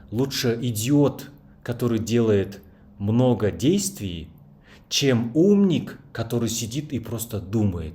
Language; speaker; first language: Russian; non-native, local second language; Kazakh